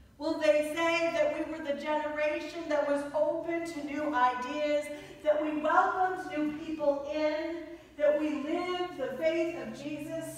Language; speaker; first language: English; native; English